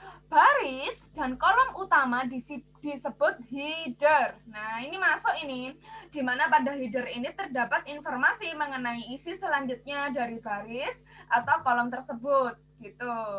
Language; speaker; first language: Indonesian; native; Indonesian